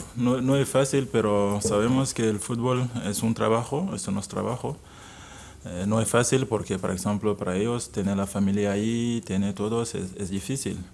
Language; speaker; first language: Spanish; non-native, fluent; Bambara